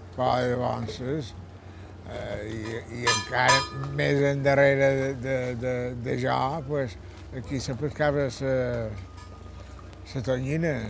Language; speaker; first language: Catalan; native; Catalan